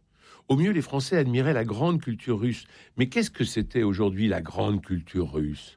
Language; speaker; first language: French; native; French